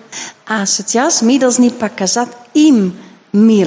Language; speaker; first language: Russian; non-native, learner; Dutch